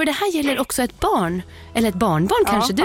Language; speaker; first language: Swedish; native; Swedish